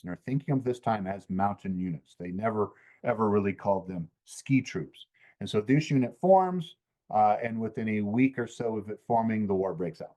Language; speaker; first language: English; native; English